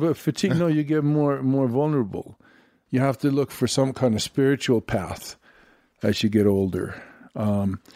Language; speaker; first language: English; non-native, fluent; Swedish